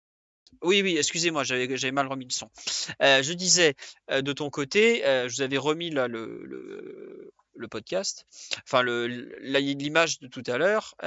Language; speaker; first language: French; native; French